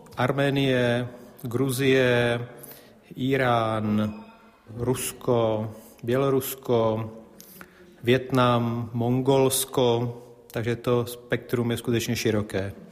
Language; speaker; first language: Czech; native; Czech